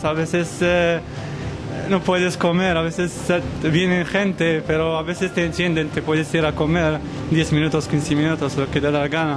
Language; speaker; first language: Spanish; non-native, fluent; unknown